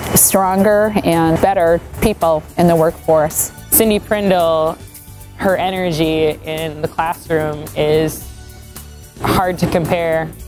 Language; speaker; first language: English; native; English